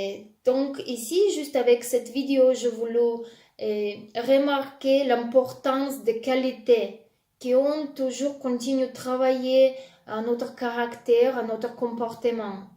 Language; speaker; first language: French; non-native, fluent; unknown